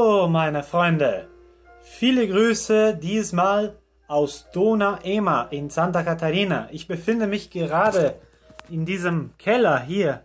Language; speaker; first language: German; early bilingual, heritage; Portuguese